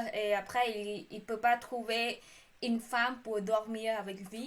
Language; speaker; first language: French; non-native, learner; Khmer